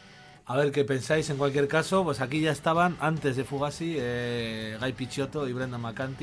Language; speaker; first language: Spanish; native; Spanish